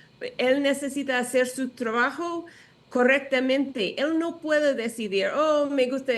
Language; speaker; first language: Spanish; non-native, learner; English